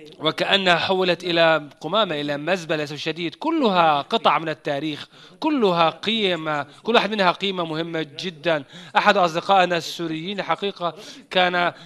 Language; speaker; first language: Arabic; non-native, fluent; Turkish